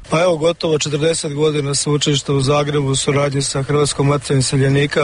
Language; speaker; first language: Croatian; native; Croatian